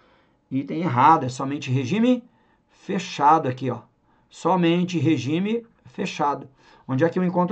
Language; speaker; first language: Portuguese; native; Portuguese